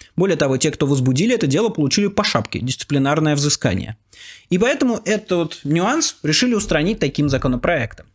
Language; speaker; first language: Russian; native; Russian